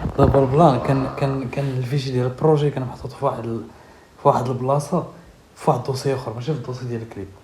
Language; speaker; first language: Arabic; native; Arabic